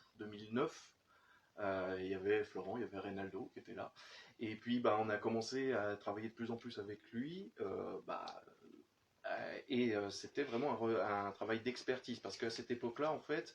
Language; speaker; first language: French; native; French